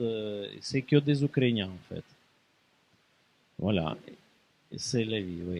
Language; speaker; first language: French; non-native, fluent; Russian